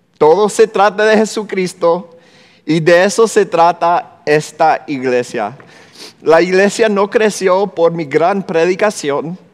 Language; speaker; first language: Spanish; non-native, fluent; English